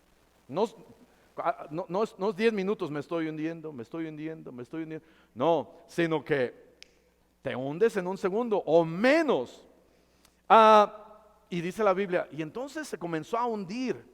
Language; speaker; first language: Spanish; native; Spanish